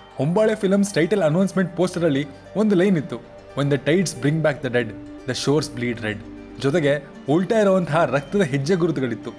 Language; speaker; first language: Kannada; native; Kannada